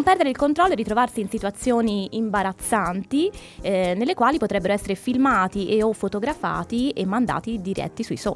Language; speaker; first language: Italian; native; Italian